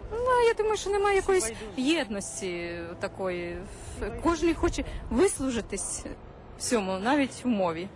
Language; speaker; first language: Ukrainian; non-native, local second language; Russian